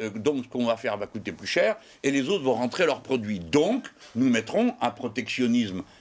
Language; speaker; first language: French; native; French